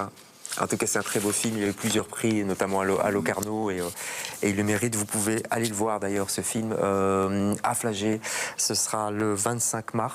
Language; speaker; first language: French; native; French